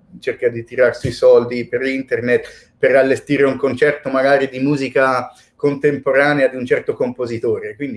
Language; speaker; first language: Italian; native; Italian